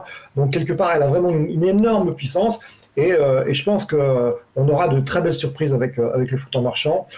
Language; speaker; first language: French; native; French